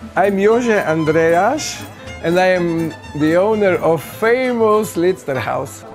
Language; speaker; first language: English; non-native, fluent; Slovenian